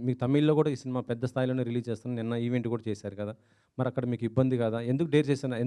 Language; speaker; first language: Telugu; native; Telugu